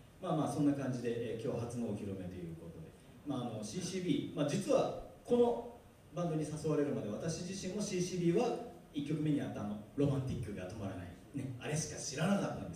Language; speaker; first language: Japanese; native; Japanese